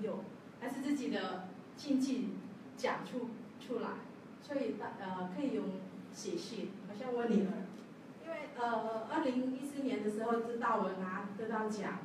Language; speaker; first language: Chinese; non-native, learner; Javanese